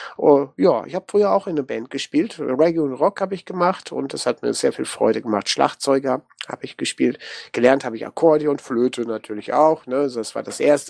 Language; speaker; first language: German; native; German